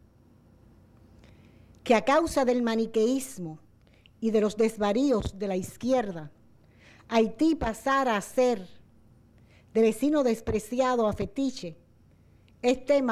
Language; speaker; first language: Spanish; native; Spanish